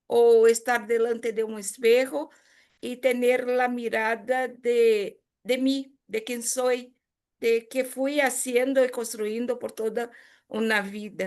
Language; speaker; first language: Spanish; non-native, fluent; Portuguese